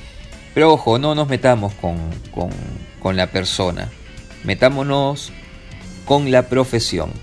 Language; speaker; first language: Spanish; native; Spanish